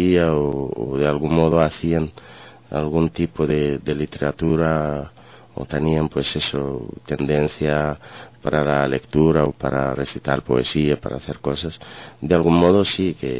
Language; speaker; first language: Spanish; non-native, fluent; Arabic